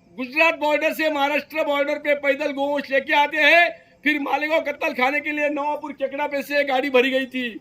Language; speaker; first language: Hindi; non-native, local second language; Marathi